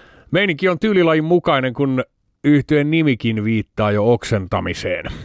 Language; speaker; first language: Finnish; native; Finnish